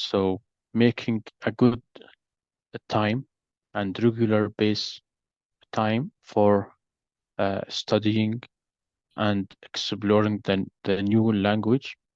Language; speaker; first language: English; non-native, learner; Arabic